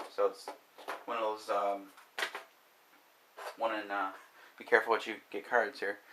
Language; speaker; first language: English; native; English